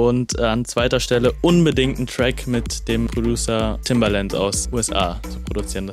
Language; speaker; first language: German; native; German